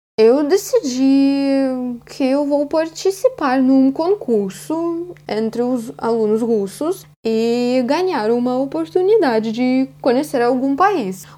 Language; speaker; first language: Portuguese; non-native, fluent; Russian